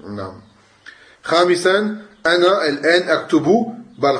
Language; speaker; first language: Arabic; non-native, fluent; French